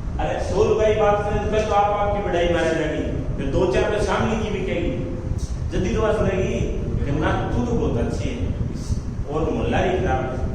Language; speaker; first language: Hindi; native; Hindi